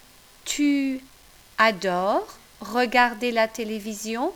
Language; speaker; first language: French; non-native, fluent; English